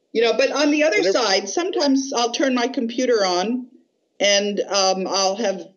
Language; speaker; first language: English; native; English